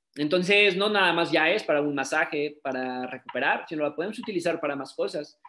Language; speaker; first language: Spanish; native; Spanish